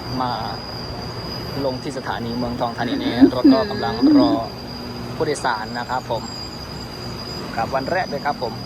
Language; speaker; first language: Thai; native; Thai